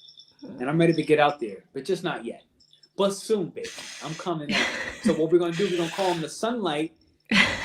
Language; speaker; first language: English; native; English